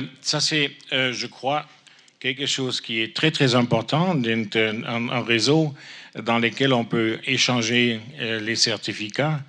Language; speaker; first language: French; non-native, fluent; German